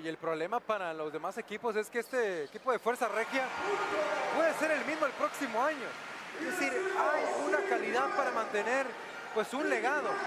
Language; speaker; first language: Spanish; native; Spanish